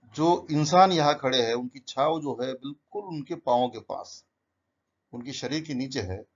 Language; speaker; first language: Hindi; non-native, local second language; Marathi